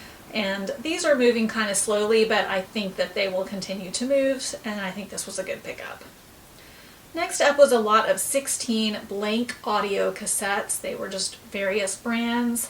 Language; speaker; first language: English; native; English